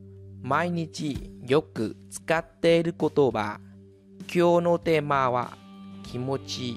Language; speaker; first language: Japanese; non-native, fluent; Vietnamese